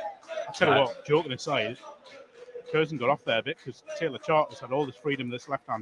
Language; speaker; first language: English; native; English